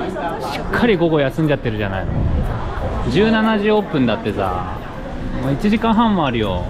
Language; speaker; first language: Japanese; native; Japanese